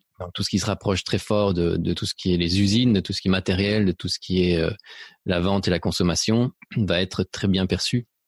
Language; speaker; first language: French; early bilingual, other home language; Spanish